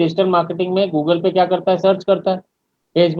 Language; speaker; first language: Hindi; native; Hindi